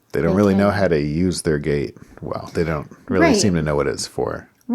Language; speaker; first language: English; native; English